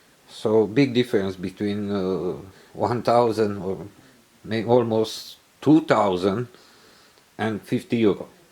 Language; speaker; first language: English; non-native, learner; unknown